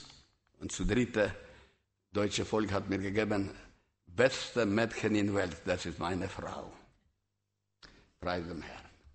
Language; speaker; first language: German; non-native, learner; Russian